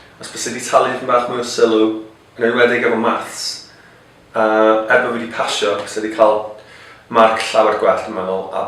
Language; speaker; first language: Welsh; non-native, local second language; English